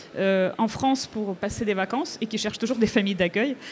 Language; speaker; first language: French; non-native, fluent; Ukrainian